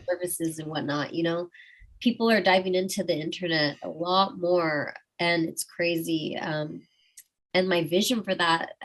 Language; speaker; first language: English; native; English